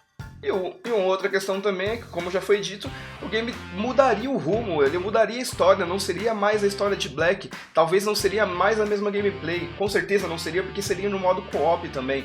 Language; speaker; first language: Portuguese; native; Portuguese